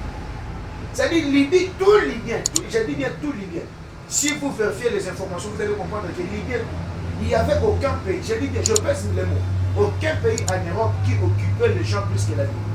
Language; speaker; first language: French; non-native, local second language; Lingala